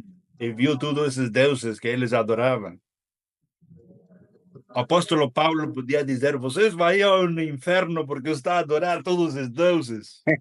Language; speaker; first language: Portuguese; non-native, fluent; Spanish